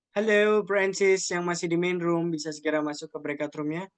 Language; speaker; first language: Indonesian; native; Indonesian